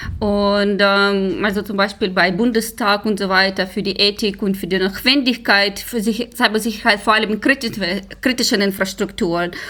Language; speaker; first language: German; non-native, fluent; Ukrainian